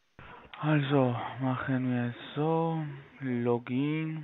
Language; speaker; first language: German; non-native, fluent; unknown